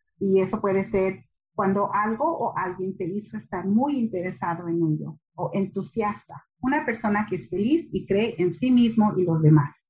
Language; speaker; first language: Spanish; early bilingual, heritage; Spanish